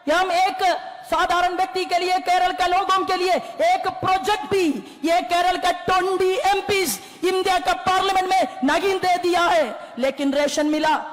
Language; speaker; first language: Hindi; non-native, local second language; Malayalam